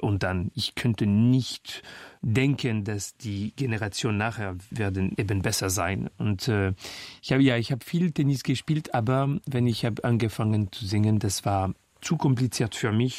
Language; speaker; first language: German; non-native, fluent; French